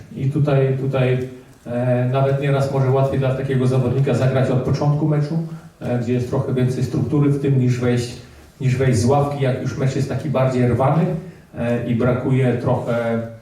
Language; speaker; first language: Polish; early bilingual, heritage; Polish